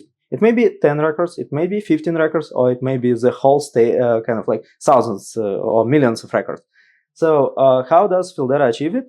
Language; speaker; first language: English; non-native, fluent; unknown